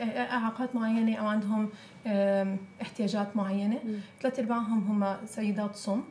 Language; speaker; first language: Arabic; native; Arabic